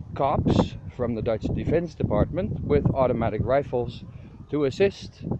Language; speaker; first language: English; non-native, fluent; Dutch